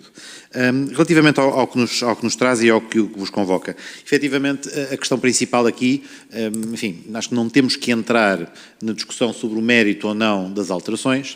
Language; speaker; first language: Portuguese; native; Portuguese